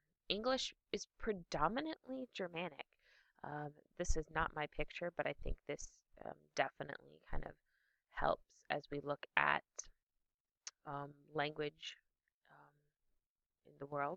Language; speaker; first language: English; native; English